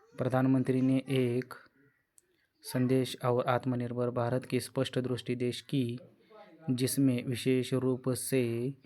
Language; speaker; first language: Hindi; non-native, local second language; Marathi